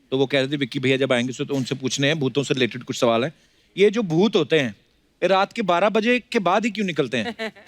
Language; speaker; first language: Hindi; non-native, local second language; Punjabi